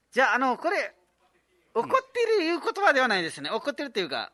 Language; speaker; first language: Japanese; non-native, fluent; Nepali